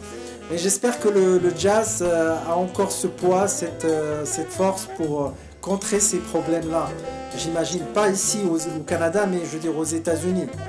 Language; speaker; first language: French; native; French